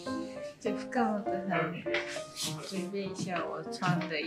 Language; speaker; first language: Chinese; early bilingual, heritage; Japanese